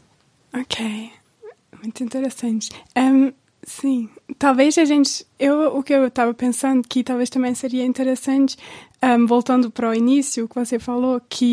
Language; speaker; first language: Portuguese; non-native, fluent; German